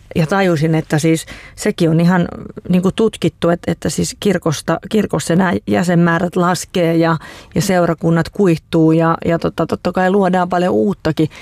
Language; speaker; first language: Finnish; native; Finnish